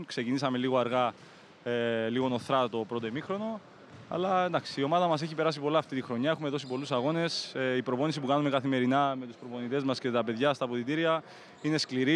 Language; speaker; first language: Greek; native; Greek